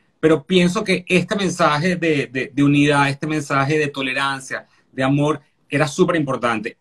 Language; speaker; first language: Spanish; native; Spanish